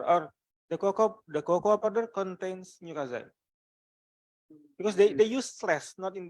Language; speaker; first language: English; non-native, learner; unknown